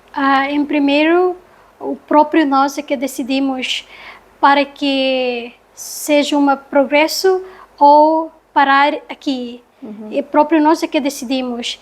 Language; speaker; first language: Portuguese; non-native, learner; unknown